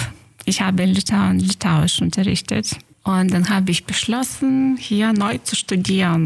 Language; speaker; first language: German; non-native, fluent; Lithuanian